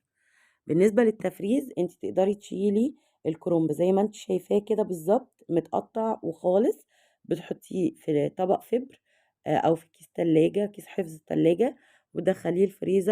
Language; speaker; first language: Arabic; native; Arabic